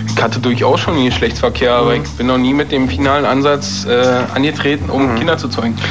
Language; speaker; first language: German; native; German